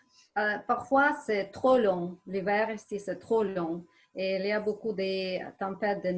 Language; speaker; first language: French; non-native, learner; Ukrainian